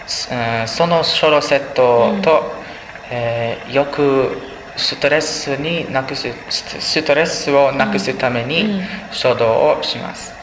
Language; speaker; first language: Japanese; non-native, learner; English